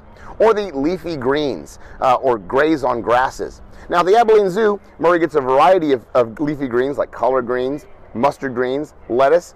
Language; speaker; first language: English; native; English